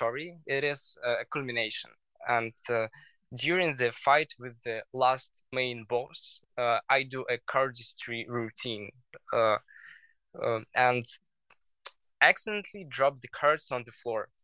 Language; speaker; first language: English; non-native, learner; Russian